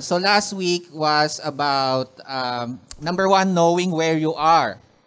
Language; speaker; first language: English; non-native, local second language; Filipino